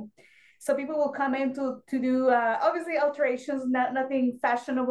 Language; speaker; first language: English; non-native, fluent; Spanish